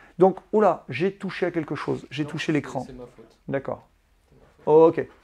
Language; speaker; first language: French; native; French